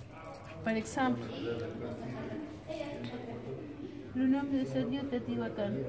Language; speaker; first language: French; non-native, learner; Spanish